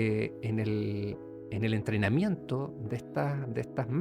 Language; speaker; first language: Spanish; native; Spanish